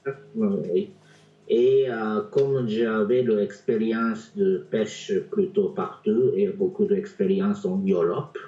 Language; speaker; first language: French; non-native, fluent; Japanese